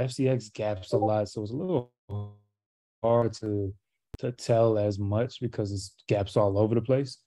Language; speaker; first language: English; native; English